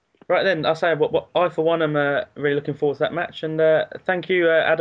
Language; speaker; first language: English; native; English